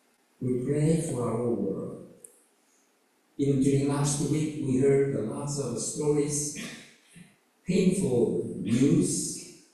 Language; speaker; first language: English; non-native, fluent; Korean